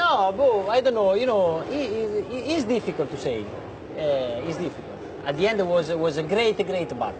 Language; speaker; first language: English; non-native, learner; Italian